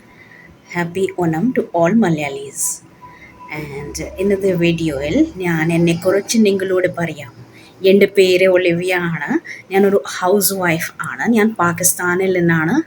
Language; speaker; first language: Malayalam; non-native, learner; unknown